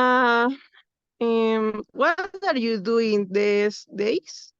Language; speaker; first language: English; non-native, learner; Spanish